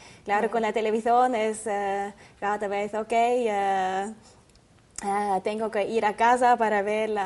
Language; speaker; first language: Spanish; non-native, learner; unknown